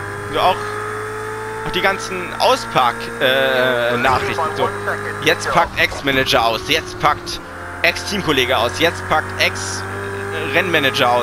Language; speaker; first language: German; native; German